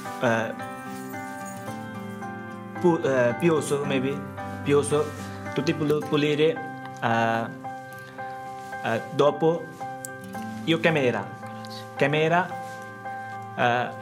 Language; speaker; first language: Italian; non-native, learner; Bangla